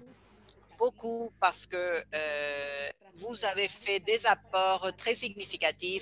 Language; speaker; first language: French; non-native, fluent; Spanish